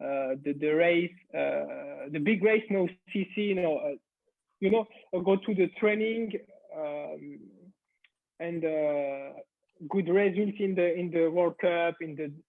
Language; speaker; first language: English; non-native, learner; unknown